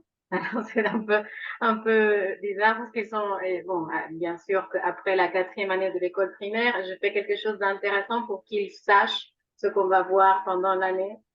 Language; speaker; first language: French; non-native, fluent; Spanish